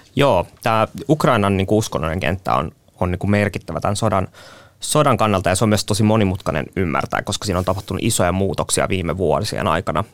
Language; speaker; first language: Finnish; native; Finnish